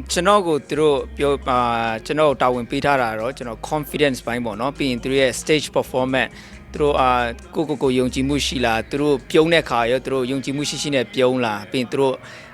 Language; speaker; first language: Burmese; non-native, local second language; Tedim Chin